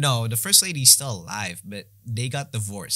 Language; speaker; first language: English; non-native, fluent; Indonesian